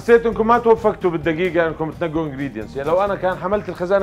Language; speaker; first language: Arabic; native; Arabic